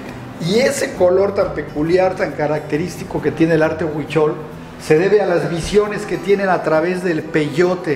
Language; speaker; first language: Spanish; native; Spanish